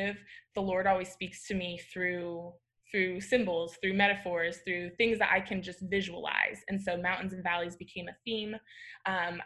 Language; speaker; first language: English; native; English